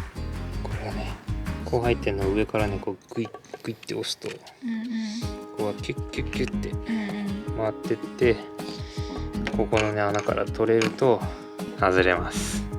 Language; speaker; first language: Japanese; native; Japanese